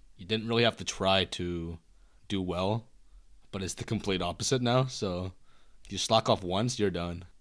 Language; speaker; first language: English; early bilingual, other home language; Korean